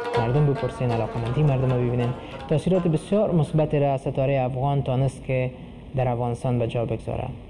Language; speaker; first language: Persian; non-native, local second language; Pashto